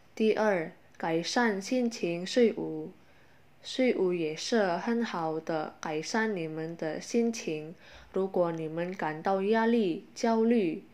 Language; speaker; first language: Chinese; non-native, fluent; Indonesian